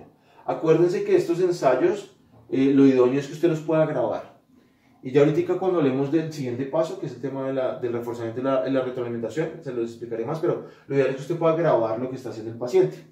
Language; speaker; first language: Spanish; native; Spanish